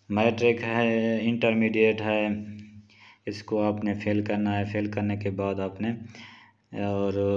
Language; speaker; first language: Urdu; non-native, local second language; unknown